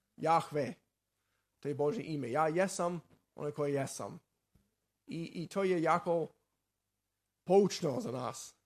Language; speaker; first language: Serbian; non-native, fluent; Slovak